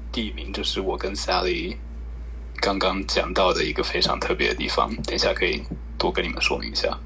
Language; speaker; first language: Chinese; early bilingual, heritage; Chinese